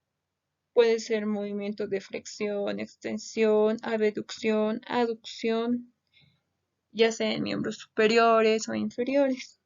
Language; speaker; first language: Spanish; native; Spanish